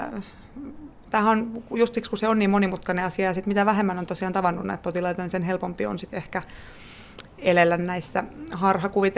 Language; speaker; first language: Finnish; native; Finnish